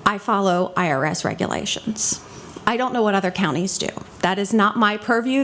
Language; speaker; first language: English; native; English